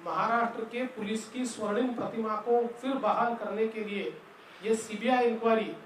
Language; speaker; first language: Hindi; non-native, local second language; Marathi